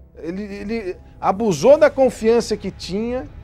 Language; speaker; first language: Portuguese; native; Portuguese